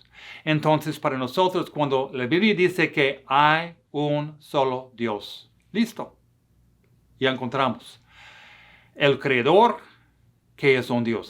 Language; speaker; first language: Spanish; non-native, fluent; English